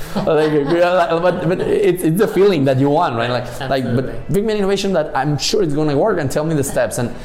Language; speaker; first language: English; non-native, fluent; Spanish